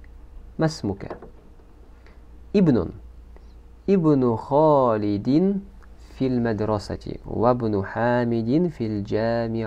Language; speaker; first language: Arabic; non-native, fluent; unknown